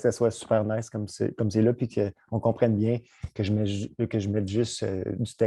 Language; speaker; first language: French; native; French